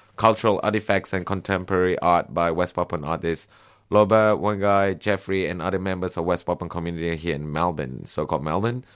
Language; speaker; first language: English; non-native, local second language; Malay